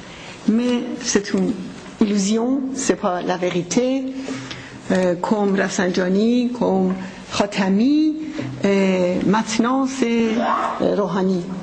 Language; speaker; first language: French; non-native, fluent; Persian